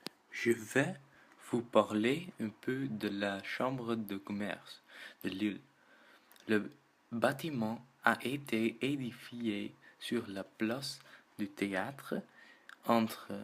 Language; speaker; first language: French; native; French